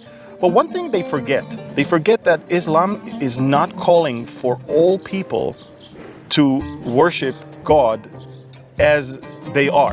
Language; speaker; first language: English; non-native, fluent; Hebrew